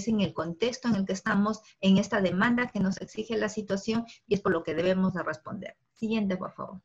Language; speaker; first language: Spanish; native; Spanish